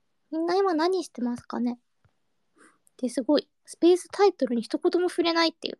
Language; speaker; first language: Japanese; early bilingual, heritage; Japanese